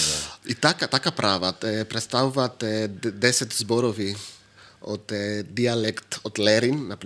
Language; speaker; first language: Macedonian; non-native, fluent; Greek